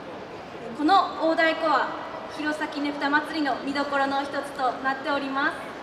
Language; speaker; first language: Japanese; native; Japanese